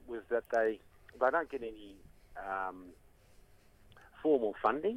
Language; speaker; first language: English; native; English